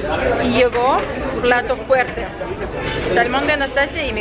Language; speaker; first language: Spanish; non-native, learner; Russian